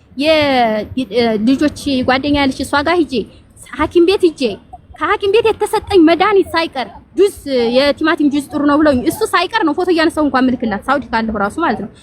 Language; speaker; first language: Amharic; native; Amharic